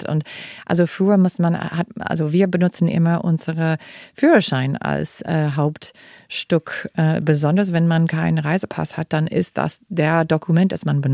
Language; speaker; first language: German; non-native, fluent; English